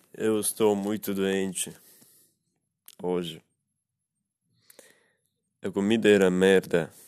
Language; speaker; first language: Portuguese; non-native, learner; Russian